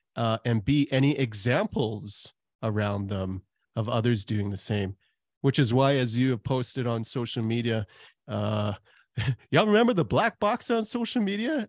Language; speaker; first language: English; native; English